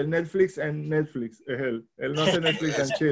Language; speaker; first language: Spanish; native; Spanish